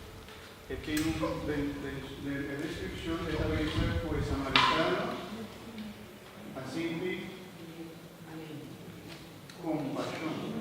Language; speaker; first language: Spanish; non-native, learner; Papiamento